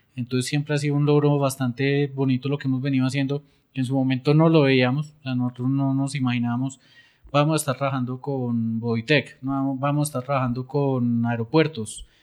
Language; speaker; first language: Spanish; native; Spanish